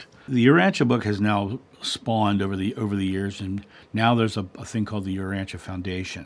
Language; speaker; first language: English; native; English